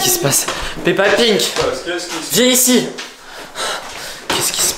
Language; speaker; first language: French; native; French